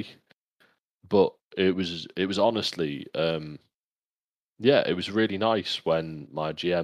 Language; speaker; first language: English; native; English